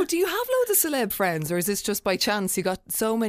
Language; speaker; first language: English; native; English